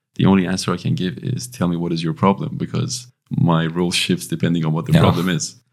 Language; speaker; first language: English; non-native, fluent; Persian